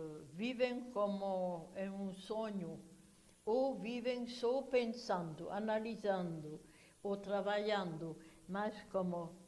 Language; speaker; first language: Portuguese; non-native, fluent; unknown